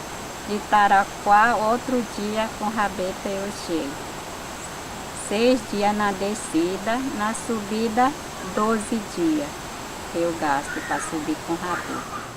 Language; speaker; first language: Portuguese; non-native, local second language; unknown